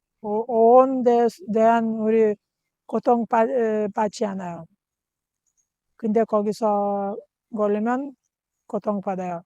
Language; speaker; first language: Korean; non-native, learner; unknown